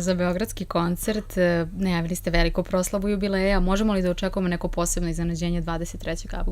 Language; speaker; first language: Serbian; native; Serbian